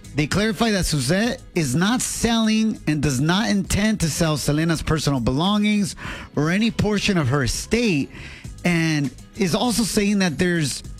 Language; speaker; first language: English; early bilingual, other home language; Spanish